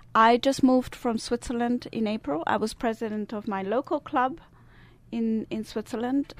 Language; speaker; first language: English; non-native, fluent; Italian